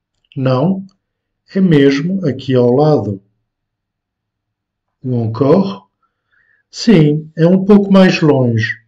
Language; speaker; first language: Portuguese; non-native, fluent; French